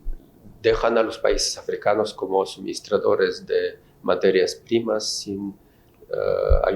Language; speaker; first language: Spanish; non-native, fluent; Russian